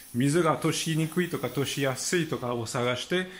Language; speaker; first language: Japanese; non-native, fluent; French